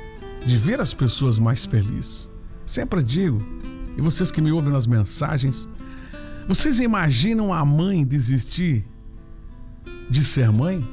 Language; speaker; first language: Portuguese; native; Portuguese